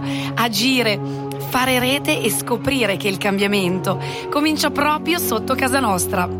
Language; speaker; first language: Italian; native; Italian